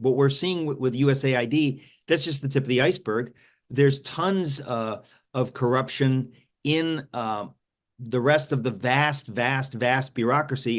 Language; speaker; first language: English; native; English